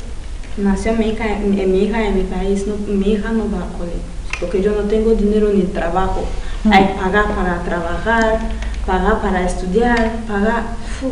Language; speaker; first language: Spanish; non-native, learner; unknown